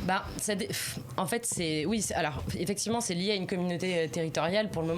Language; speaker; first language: French; native; French